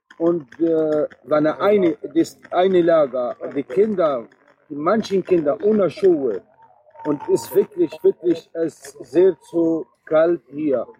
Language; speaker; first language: German; non-native, learner; Arabic